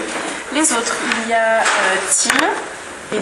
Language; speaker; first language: French; non-native, fluent; English